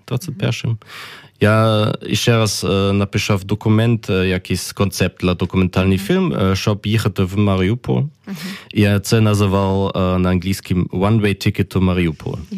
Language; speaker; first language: Ukrainian; early bilingual, heritage; German